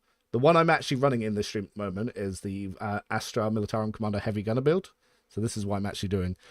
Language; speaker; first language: English; native; English